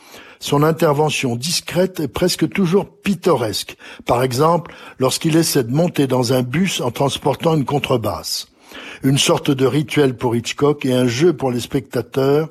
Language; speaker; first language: French; native; French